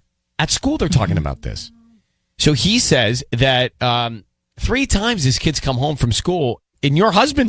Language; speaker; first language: English; native; English